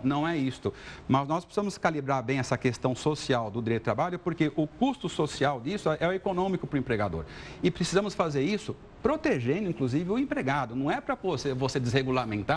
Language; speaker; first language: Portuguese; native; Portuguese